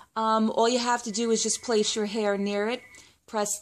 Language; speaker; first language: English; native; English